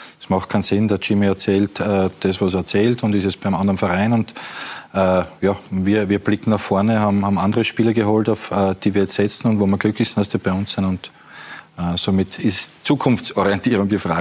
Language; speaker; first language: German; native; German